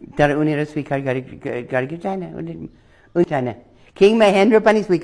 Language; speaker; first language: Nepali; non-native, learner; English